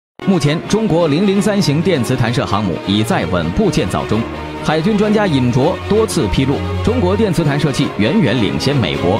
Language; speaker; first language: Chinese; native; Chinese